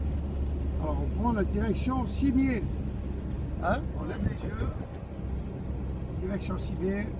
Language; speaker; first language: French; native; French